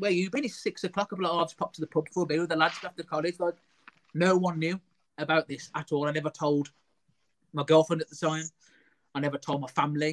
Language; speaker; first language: English; native; English